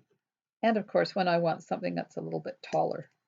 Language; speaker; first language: English; native; English